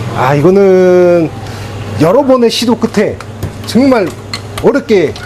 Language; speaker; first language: Korean; native; Korean